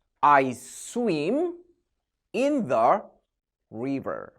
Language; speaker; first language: English; non-native, fluent; Korean